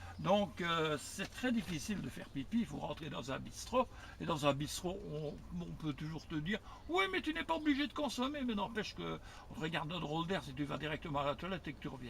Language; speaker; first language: French; native; French